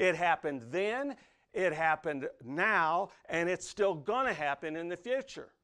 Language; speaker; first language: English; native; English